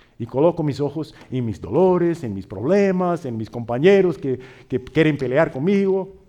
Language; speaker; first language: Spanish; non-native, fluent; English